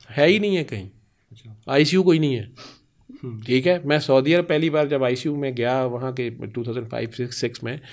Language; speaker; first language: Urdu; non-native, local second language; Punjabi